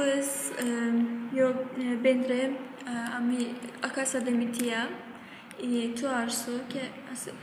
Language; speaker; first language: Spanish; non-native, learner; Azerbaijani